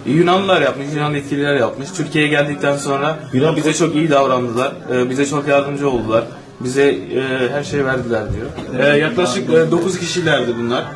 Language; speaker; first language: Turkish; non-native, learner; Urdu